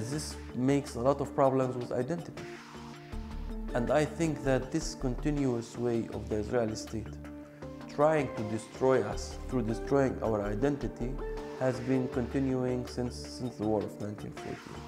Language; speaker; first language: English; non-native, local second language; Arabic